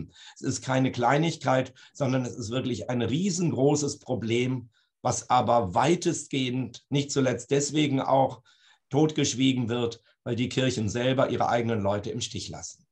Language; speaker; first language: German; native; German